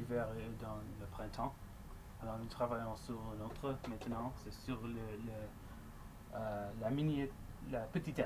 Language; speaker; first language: French; non-native, local second language; English